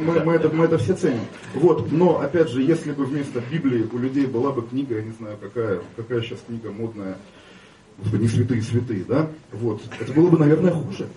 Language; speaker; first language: Russian; native; Russian